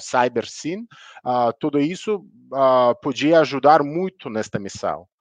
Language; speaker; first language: Portuguese; non-native, learner; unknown